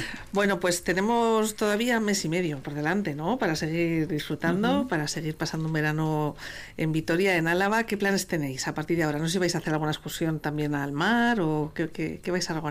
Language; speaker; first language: Spanish; native; Spanish